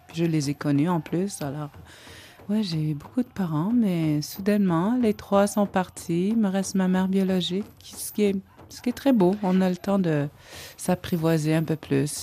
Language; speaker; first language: French; non-native, local second language; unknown